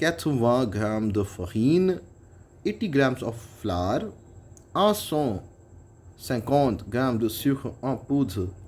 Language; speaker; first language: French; non-native, fluent; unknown